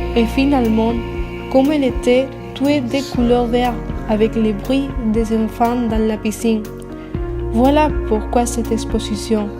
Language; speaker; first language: French; non-native, learner; Spanish